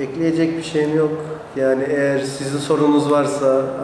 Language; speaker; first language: Turkish; early bilingual, heritage; Turkish